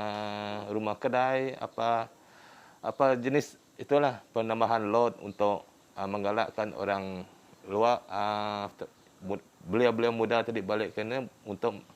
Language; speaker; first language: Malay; non-native, local second language; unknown